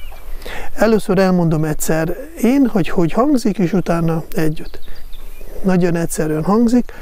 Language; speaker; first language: Hungarian; non-native, fluent; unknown